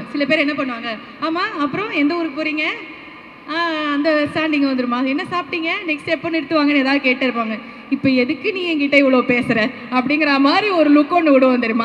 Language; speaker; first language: Tamil; native; Tamil